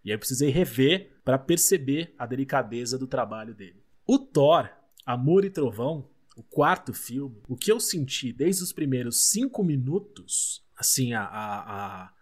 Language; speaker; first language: Portuguese; native; Portuguese